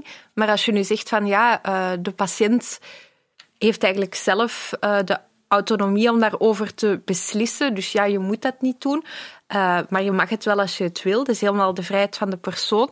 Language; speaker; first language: Dutch; native; Dutch